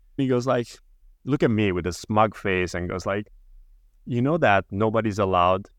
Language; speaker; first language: English; non-native, fluent; Italian